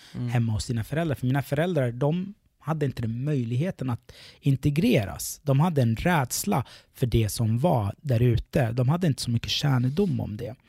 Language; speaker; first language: Swedish; early bilingual, other home language; Arabic